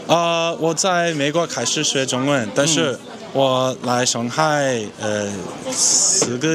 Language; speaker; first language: Chinese; non-native, learner; English